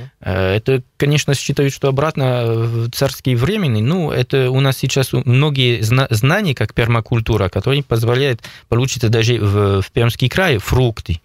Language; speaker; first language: Russian; non-native, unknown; French